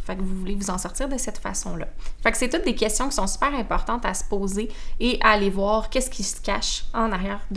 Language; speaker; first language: French; native; French